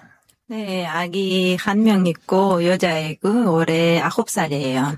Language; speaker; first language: Korean; non-native, fluent; Kyrgyz